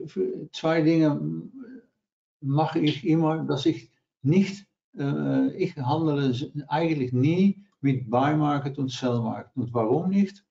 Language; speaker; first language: German; non-native, learner; Dutch